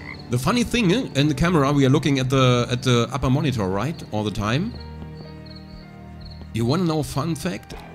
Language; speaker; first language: English; non-native, fluent; German